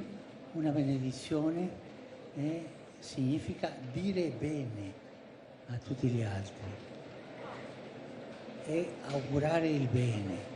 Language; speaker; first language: Italian; non-native, fluent; Spanish